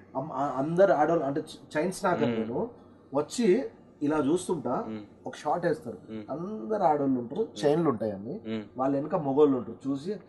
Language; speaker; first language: Telugu; native; Telugu